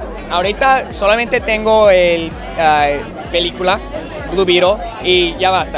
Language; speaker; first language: Spanish; non-native, learner; English